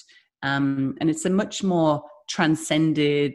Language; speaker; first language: English; native; English